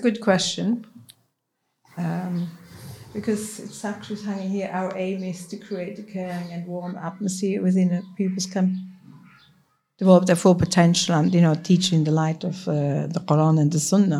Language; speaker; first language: English; non-native, fluent; Swiss German